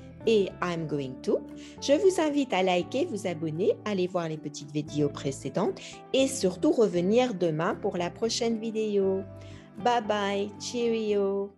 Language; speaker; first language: French; native; French